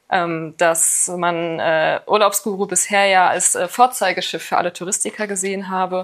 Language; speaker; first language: German; native; German